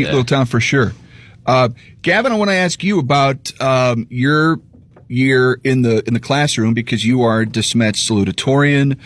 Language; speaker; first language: English; native; English